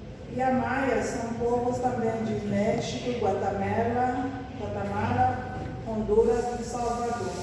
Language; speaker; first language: Portuguese; non-native, learner; Spanish